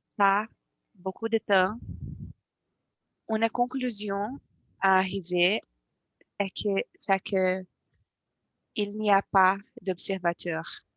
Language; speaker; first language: French; non-native, learner; Portuguese